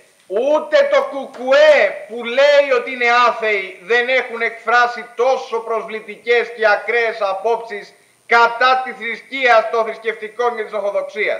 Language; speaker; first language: Greek; native; Greek